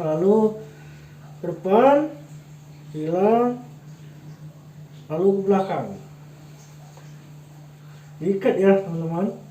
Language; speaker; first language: Indonesian; native; Indonesian